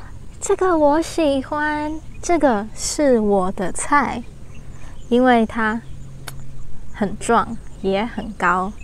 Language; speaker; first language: Chinese; non-native, learner; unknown